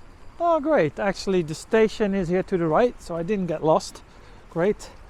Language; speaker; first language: English; non-native, fluent; Dutch